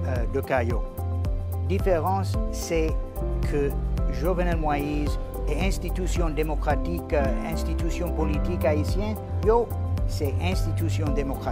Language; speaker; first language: Haitian Creole; non-native, fluent; English